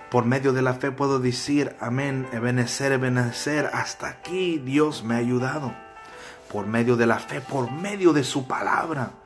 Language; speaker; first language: Spanish; early bilingual, heritage; Spanish